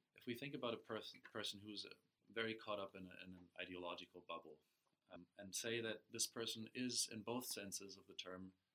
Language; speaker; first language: English; non-native, fluent; German